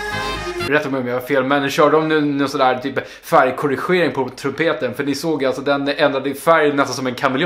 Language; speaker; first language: Swedish; native; Swedish